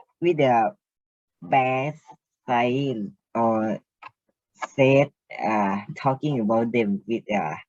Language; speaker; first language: English; non-native, learner; Thai